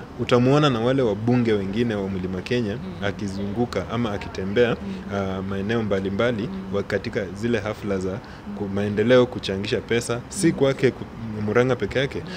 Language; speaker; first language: Swahili; non-native, local second language; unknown